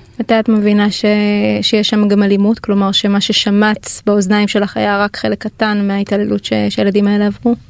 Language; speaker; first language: Hebrew; native; Hebrew